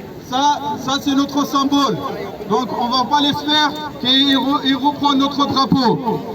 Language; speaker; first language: French; non-native, fluent; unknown